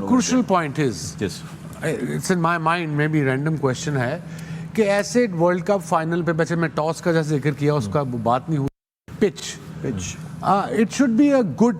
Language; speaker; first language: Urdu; native; Urdu